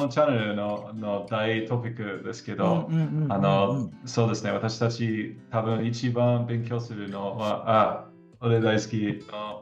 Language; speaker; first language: Japanese; non-native, learner; English